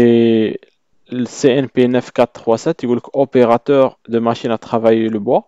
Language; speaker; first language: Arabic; native; Arabic